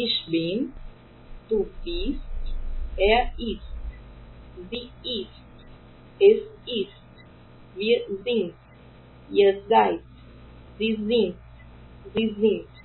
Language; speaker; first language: German; non-native, fluent; Portuguese